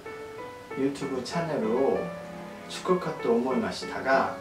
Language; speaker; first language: Japanese; non-native, fluent; Korean